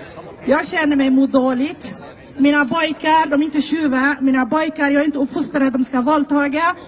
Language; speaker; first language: Swedish; non-native, learner; Somali